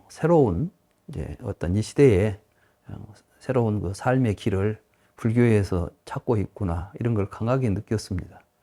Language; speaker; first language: Korean; native; Korean